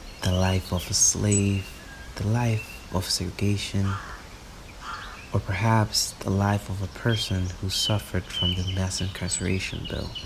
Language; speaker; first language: English; native; English